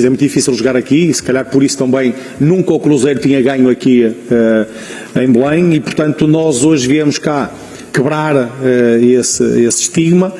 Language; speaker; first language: Portuguese; native; Portuguese